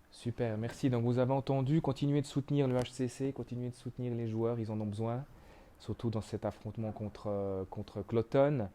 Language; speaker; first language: French; native; French